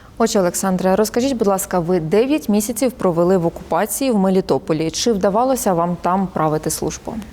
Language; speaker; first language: Ukrainian; native; Ukrainian